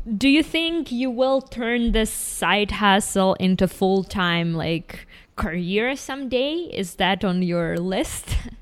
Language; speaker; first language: English; non-native, fluent; Ukrainian